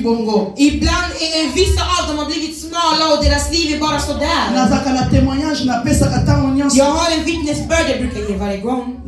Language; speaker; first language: Swedish; non-native, learner; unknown